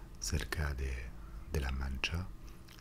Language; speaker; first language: Spanish; non-native, fluent; French